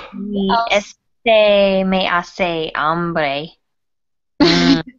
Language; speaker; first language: Spanish; non-native, learner; English